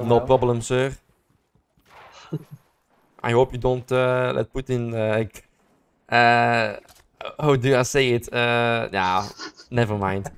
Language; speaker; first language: English; non-native, learner; Dutch